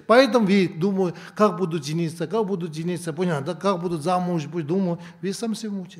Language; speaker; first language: Russian; non-native, learner; Tibetan